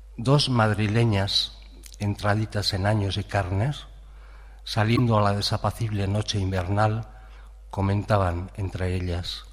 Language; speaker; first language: Spanish; non-native, local second language; Basque